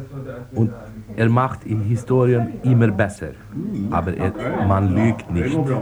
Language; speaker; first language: German; non-native, learner; Swedish